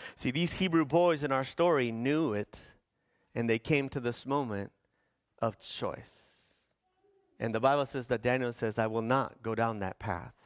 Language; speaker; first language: English; early bilingual, other home language; Spanish